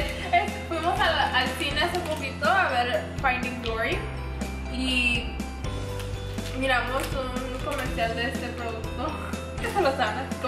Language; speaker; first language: Spanish; early bilingual, other home language; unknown